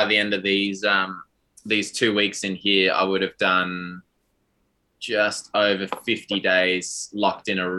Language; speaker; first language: English; native; English